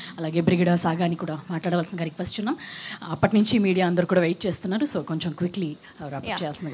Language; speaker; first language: Telugu; native; Telugu